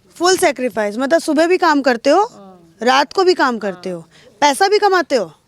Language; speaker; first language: Hindi; native; Hindi